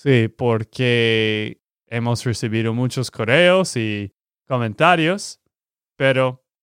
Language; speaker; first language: Spanish; non-native, fluent; English